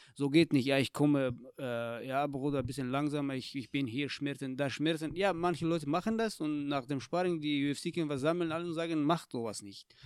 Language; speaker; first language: German; non-native, fluent; Tajik